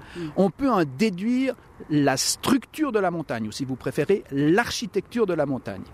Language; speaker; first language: French; native; French